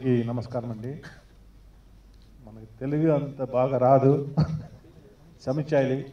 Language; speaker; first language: Telugu; non-native, learner; Tamil